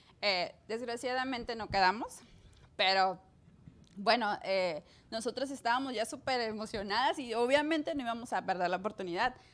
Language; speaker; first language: Spanish; native; Spanish